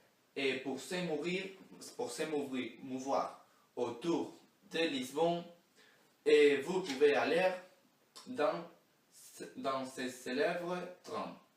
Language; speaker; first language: French; non-native, learner; Spanish